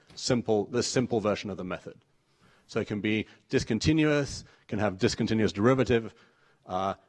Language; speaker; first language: English; native; English